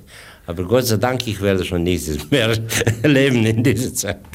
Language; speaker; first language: German; non-native, fluent; Russian